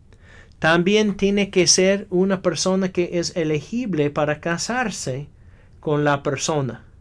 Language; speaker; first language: Spanish; non-native, fluent; English